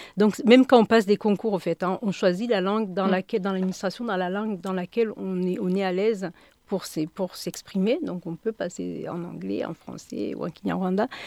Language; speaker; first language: French; non-native, local second language; Kinyarwanda